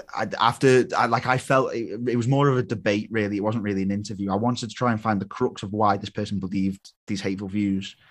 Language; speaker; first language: English; native; English